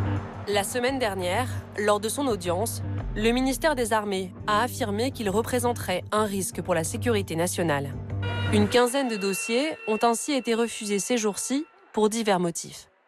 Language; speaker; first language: French; native; French